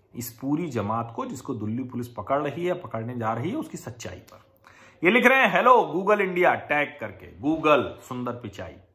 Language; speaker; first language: Hindi; native; Hindi